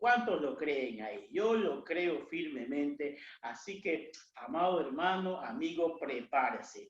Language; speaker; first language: Spanish; native; Spanish